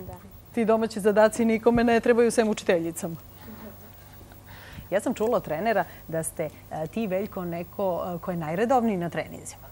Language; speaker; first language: Serbian; native; Serbian